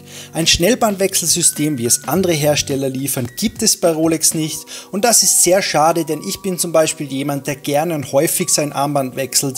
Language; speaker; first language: German; native; German